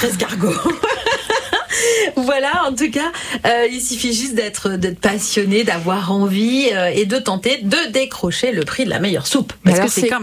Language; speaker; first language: French; native; French